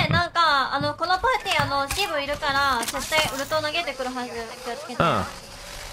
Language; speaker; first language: Japanese; non-native, fluent; Thai